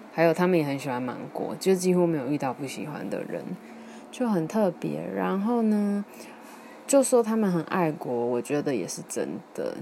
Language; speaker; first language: Chinese; non-native, local second language; Min Nan Chinese